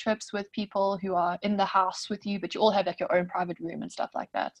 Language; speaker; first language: English; native; English